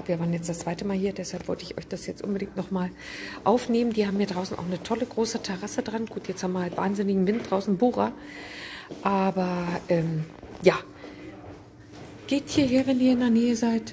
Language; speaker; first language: German; native; German